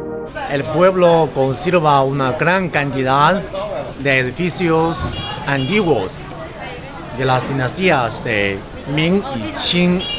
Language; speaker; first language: Spanish; non-native, fluent; Chinese